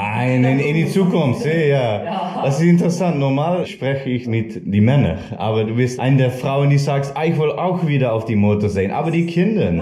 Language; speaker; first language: German; non-native, learner; English